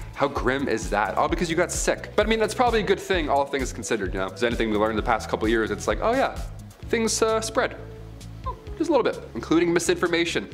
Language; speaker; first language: English; native; English